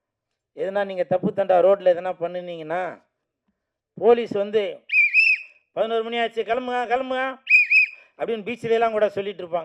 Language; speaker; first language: Tamil; native; Tamil